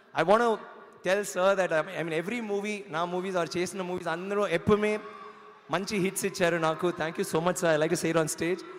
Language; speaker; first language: Telugu; non-native, learner; Tamil